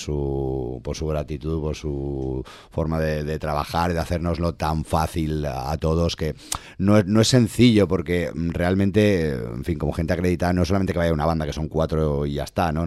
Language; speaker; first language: Spanish; native; Spanish